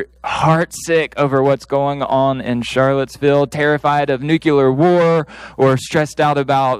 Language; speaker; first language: English; native; English